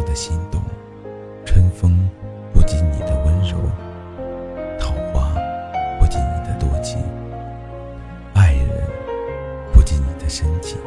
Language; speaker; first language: Chinese; native; Chinese